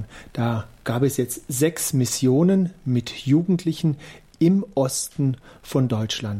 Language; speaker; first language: German; native; German